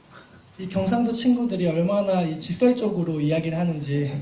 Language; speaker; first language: Korean; native; Korean